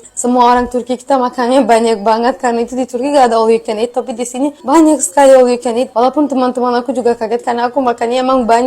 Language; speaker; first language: Indonesian; non-native, fluent; Turkish